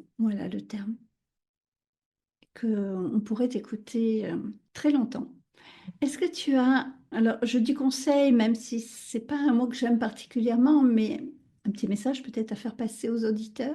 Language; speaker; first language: French; native; French